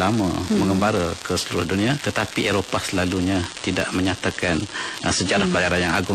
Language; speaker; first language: Malay; native; Malay